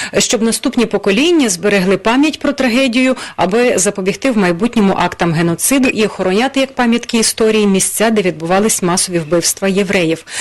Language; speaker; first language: Ukrainian; native; Ukrainian